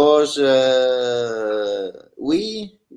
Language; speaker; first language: English; non-native, learner; Italian